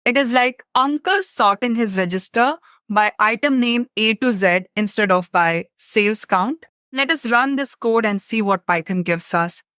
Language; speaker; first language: English; non-native, local second language; Telugu